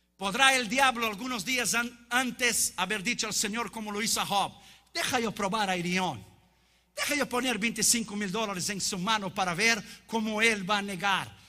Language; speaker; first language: Spanish; non-native, fluent; Portuguese